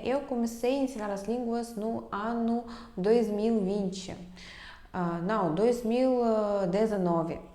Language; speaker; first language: Portuguese; non-native, fluent; Russian